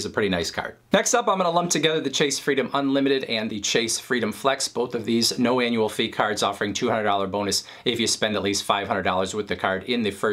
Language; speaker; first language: English; native; English